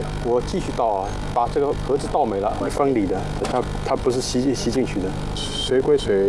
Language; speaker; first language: Chinese; native; Chinese